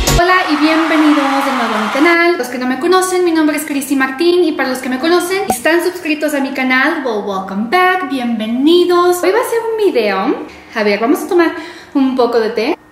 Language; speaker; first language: Spanish; early bilingual, heritage; English